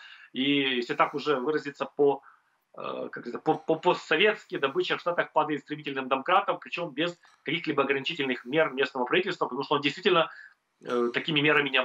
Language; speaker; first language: Russian; native; Russian